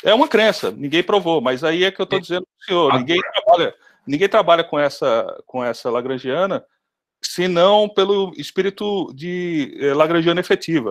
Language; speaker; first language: Portuguese; native; Portuguese